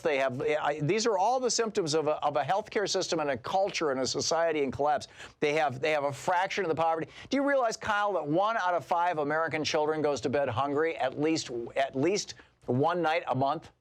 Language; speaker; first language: English; native; English